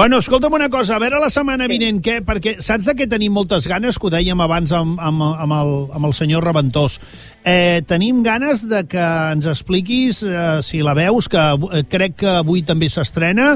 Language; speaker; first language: Catalan; native; Catalan